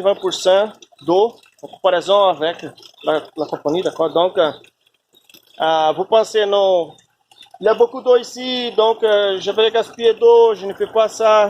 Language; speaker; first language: French; non-native, fluent; Portuguese